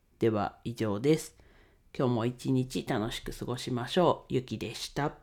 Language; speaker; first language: Japanese; native; Japanese